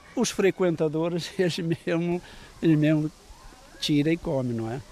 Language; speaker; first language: Portuguese; native; Portuguese